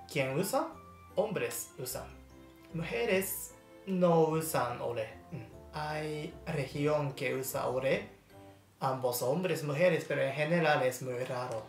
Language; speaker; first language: Spanish; non-native, learner; Japanese